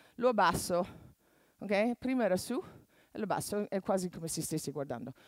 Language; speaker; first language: Italian; non-native, fluent; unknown